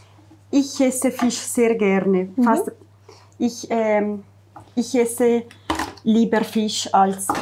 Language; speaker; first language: German; non-native, fluent; Italian